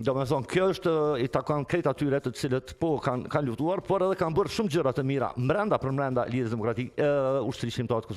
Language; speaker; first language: Albanian; native; Albanian